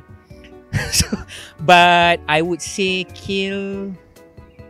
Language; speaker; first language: English; non-native, local second language; Malay